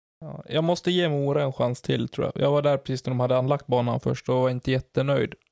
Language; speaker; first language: Swedish; native; Swedish